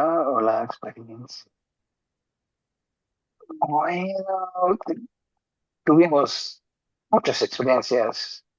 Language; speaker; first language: Spanish; non-native, fluent; English